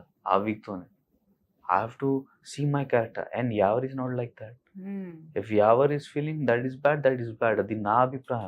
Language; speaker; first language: Telugu; non-native, learner; Hindi